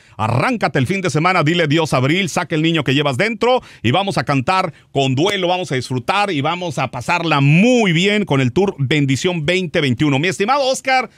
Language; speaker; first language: Spanish; native; Spanish